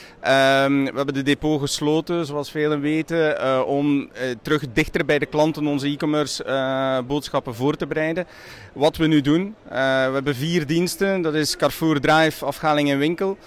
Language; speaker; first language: Dutch; native; Dutch